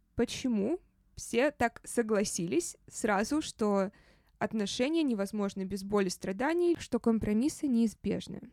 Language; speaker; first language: Russian; native; Russian